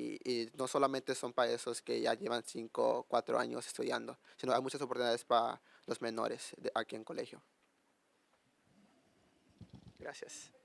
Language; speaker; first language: Spanish; early bilingual, heritage; Spanish